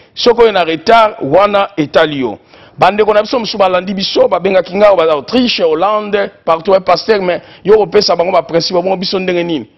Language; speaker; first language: French; non-native, local second language; Lingala